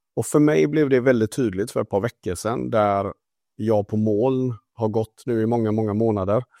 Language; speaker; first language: Swedish; early bilingual, other home language; Italian